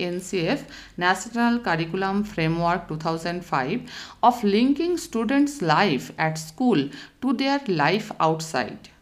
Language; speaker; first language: English; non-native, local second language; Bangla